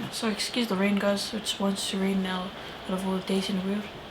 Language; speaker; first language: English; native; English